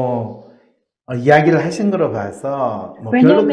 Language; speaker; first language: Korean; native; Korean